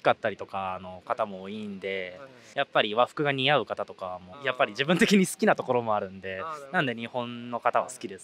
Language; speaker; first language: Japanese; native; Japanese